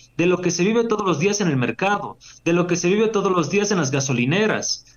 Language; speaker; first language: Spanish; native; Spanish